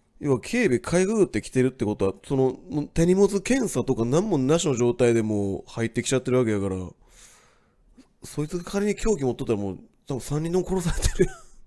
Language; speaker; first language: Japanese; native; Japanese